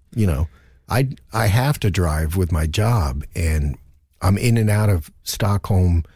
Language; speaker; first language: English; native; English